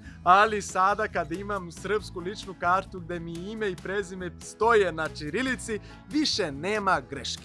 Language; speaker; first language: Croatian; non-native, fluent; Portuguese